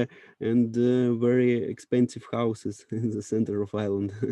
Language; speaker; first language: English; non-native, learner; Russian